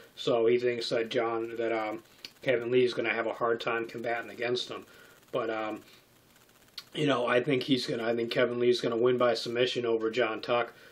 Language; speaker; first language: English; native; English